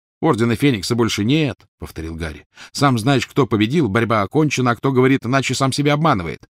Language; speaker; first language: Russian; native; Russian